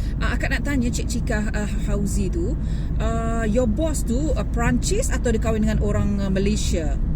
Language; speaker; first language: Malay; native; Malay